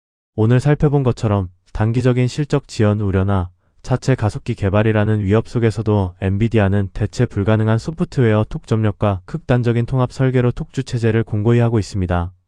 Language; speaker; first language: Korean; native; Korean